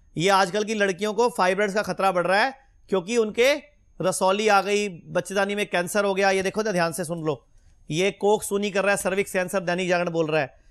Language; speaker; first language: Hindi; native; Hindi